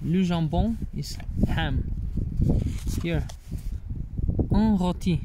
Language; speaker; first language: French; non-native, learner; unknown